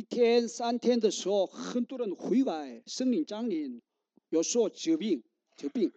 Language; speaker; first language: Chinese; non-native, learner; Korean